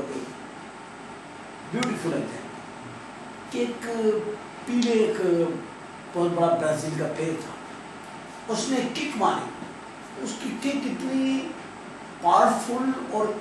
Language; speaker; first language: Urdu; native; Urdu